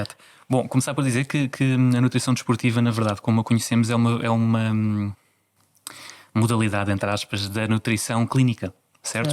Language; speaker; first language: Portuguese; native; Portuguese